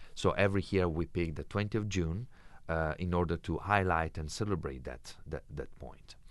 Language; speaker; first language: English; non-native, fluent; Italian